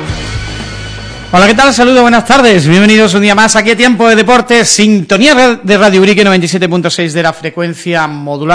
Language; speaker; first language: Spanish; native; Spanish